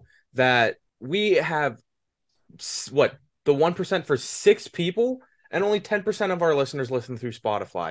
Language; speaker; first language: English; native; English